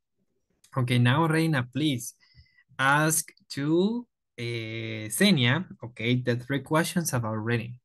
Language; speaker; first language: English; non-native, fluent; Spanish